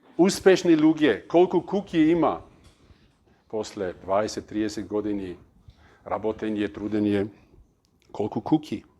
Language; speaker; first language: Macedonian; non-native, fluent; German